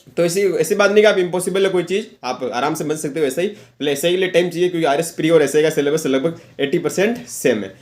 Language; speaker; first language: Hindi; native; Hindi